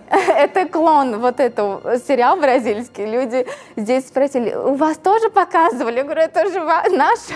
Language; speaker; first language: Russian; non-native, fluent; Portuguese